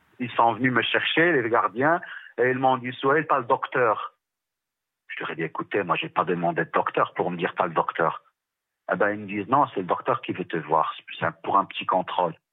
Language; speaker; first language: French; non-native, local second language; Arabic